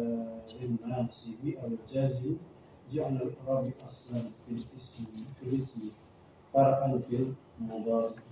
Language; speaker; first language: Arabic; non-native, fluent; Indonesian